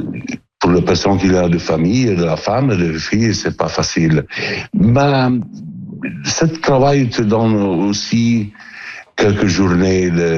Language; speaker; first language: French; non-native, fluent; Italian